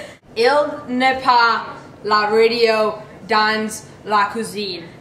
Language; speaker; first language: French; non-native, learner; English